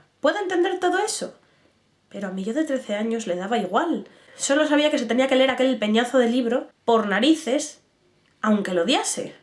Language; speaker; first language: Spanish; native; Spanish